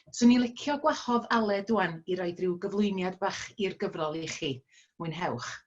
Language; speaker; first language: Welsh; native; Welsh